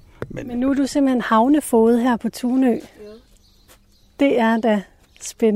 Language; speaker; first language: Danish; native; Danish